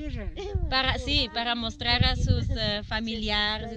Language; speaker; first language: Spanish; non-native, fluent; Dutch